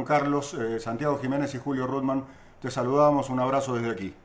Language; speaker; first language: Spanish; native; Spanish